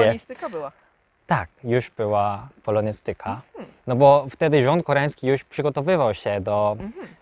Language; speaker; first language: Polish; non-native, learner; Korean